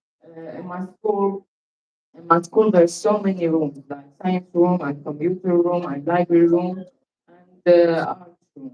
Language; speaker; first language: English; non-native, learner; Arabic